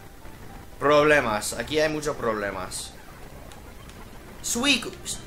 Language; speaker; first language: Spanish; native; Spanish